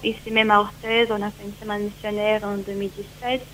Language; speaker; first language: French; non-native, fluent; Portuguese